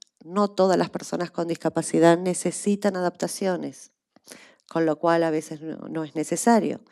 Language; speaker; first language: Spanish; native; Spanish